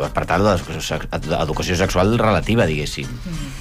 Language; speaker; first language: Catalan; native; Catalan